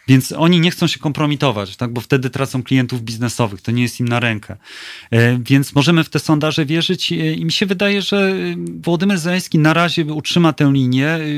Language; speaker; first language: Polish; native; Polish